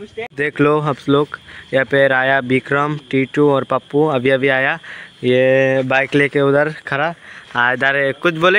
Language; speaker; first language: Hindi; non-native, local second language; Bangla